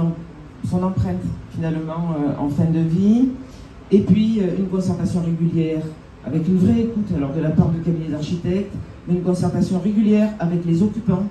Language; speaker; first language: French; native; French